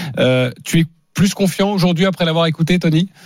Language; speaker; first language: French; native; French